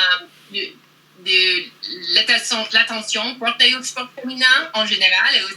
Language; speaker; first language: French; non-native, learner; English